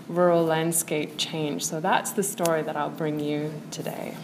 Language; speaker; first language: English; native; English